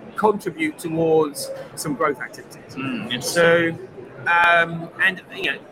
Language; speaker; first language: English; native; English